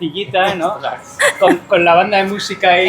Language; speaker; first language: Spanish; native; Spanish